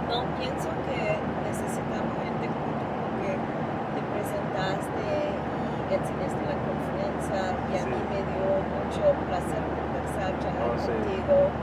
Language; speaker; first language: Spanish; non-native, fluent; Haitian Creole